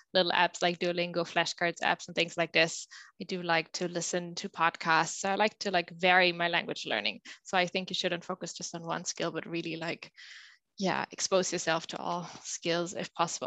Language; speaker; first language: English; non-native, fluent; German